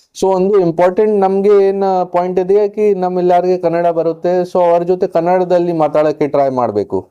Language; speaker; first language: Kannada; non-native, fluent; Hindi